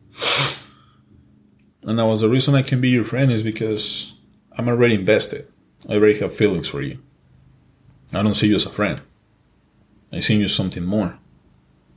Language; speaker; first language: English; non-native, fluent; Spanish